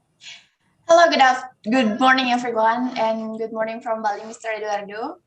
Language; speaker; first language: English; non-native, learner; Indonesian